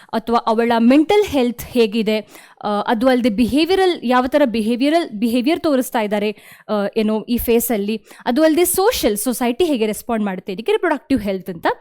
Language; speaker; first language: Kannada; native; Kannada